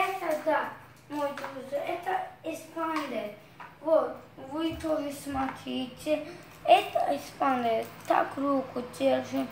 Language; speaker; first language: Russian; non-native, learner; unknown